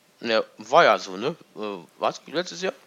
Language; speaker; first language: German; native; German